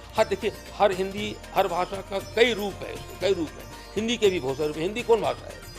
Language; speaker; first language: Hindi; non-native, local second language; Bangla